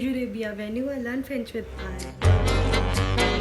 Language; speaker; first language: French; non-native, fluent; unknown